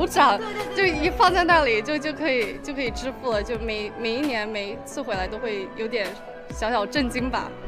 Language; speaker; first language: Chinese; non-native, fluent; English